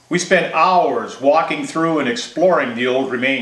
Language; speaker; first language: English; native; English